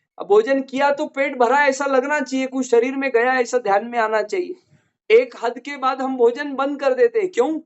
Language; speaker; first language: Hindi; non-native, local second language; Marathi